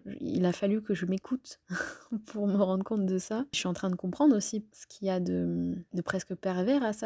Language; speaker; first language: French; native; French